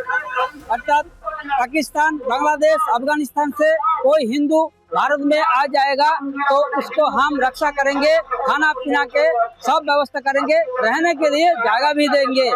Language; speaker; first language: Hindi; non-native, local second language; Bangla